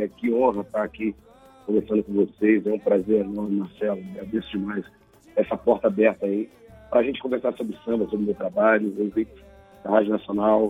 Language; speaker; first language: Portuguese; native; Portuguese